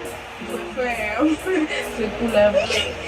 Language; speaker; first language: French; non-native, learner; Haitian Creole